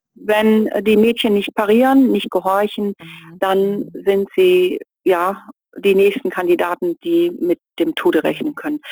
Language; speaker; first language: German; native; German